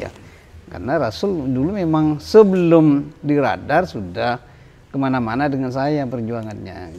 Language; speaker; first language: Indonesian; non-native, local second language; Madurese